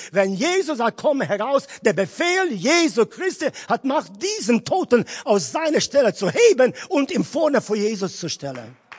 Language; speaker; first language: German; non-native, fluent; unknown